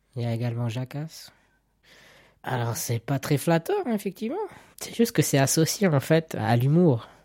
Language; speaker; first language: French; native; French